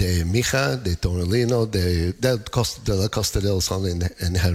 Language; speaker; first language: Spanish; non-native, learner; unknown